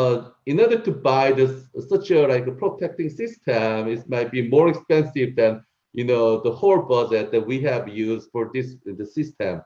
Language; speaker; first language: English; non-native, learner; Korean